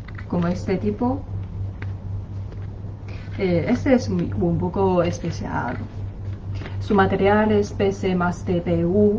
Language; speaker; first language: Spanish; non-native, learner; Chinese